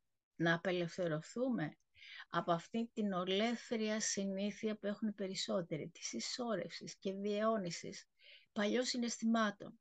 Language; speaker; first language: Greek; native; Greek